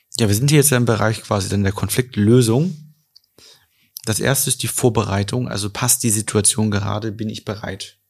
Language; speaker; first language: German; native; German